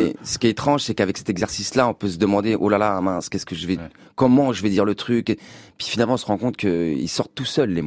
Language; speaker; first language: French; native; French